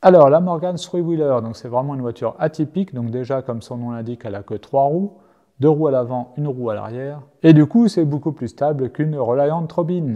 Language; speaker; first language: French; native; French